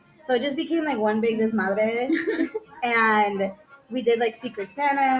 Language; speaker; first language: English; early bilingual, other home language; Spanish